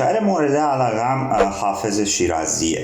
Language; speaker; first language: Persian; non-native, learner; Serbian